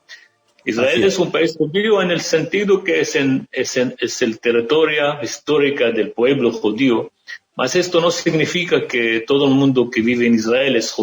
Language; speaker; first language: Spanish; non-native, fluent; Arabic